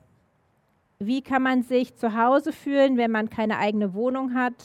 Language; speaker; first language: German; native; German